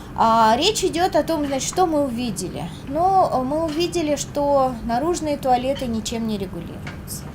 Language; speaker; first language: Russian; native; Russian